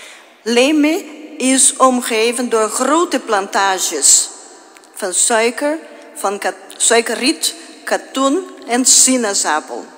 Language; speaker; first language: Dutch; non-native, fluent; Portuguese